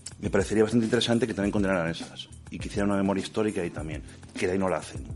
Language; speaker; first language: Spanish; native; Spanish